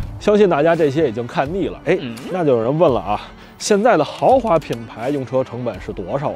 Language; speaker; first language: Chinese; native; Chinese